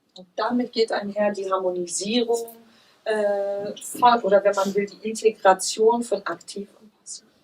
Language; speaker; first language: German; native; German